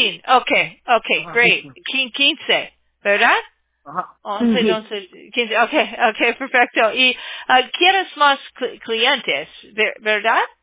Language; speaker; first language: Spanish; non-native, learner; English